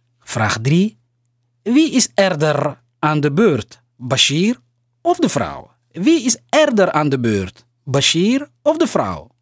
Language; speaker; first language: Dutch; non-native, learner; Somali